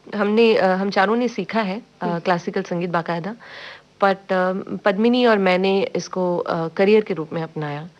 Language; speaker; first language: Hindi; non-native, local second language; Tamil